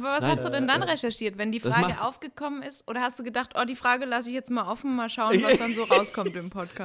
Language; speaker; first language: German; native; German